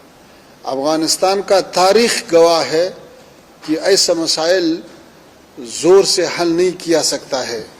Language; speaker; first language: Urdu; non-native, fluent; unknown